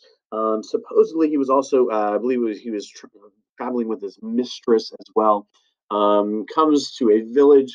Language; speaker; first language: English; native; English